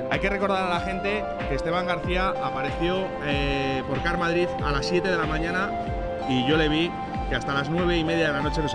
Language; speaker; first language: Spanish; native; Spanish